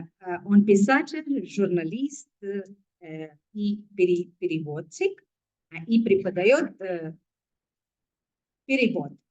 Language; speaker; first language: Russian; non-native, fluent; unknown